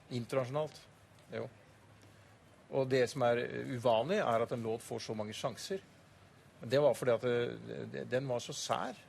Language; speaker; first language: Norwegian; native; Norwegian